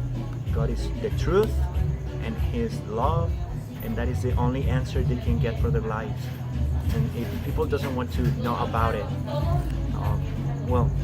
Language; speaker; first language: English; non-native, fluent; Spanish